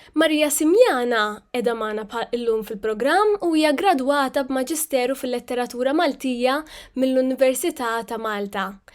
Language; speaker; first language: Maltese; native; Maltese